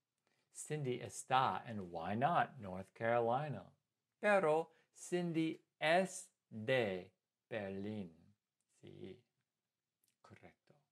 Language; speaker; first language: Spanish; non-native, fluent; English